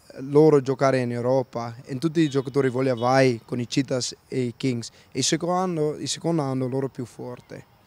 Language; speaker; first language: Italian; non-native, learner; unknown